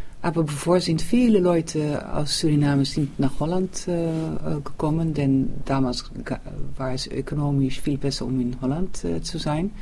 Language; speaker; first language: German; non-native, learner; Dutch